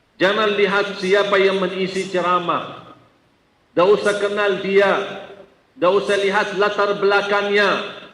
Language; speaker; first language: Malay; non-native, fluent; Arabic